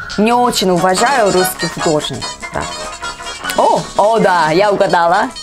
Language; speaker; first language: Russian; non-native, learner; Korean